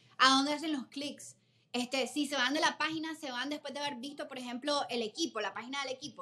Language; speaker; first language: Spanish; native; Spanish